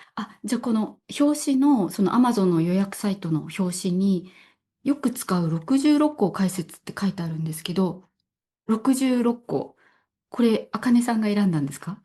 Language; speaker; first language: Japanese; native; Japanese